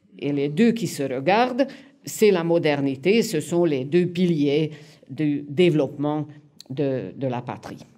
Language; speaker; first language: French; non-native, fluent; Hungarian